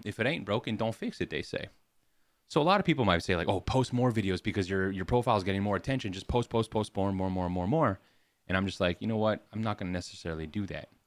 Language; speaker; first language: English; native; English